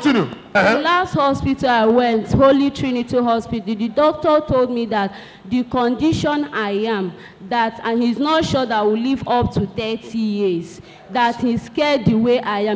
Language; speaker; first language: English; non-native, local second language; Igbo